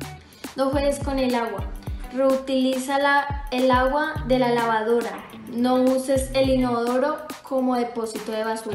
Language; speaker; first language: Spanish; native; Spanish